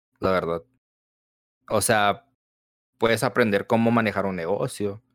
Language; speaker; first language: Spanish; early bilingual, heritage; Spanish